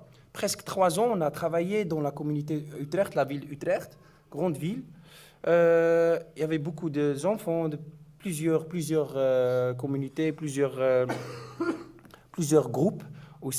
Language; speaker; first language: French; non-native, learner; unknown